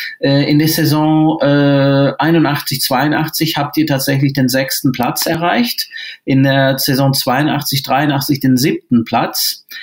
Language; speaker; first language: German; non-native, fluent; English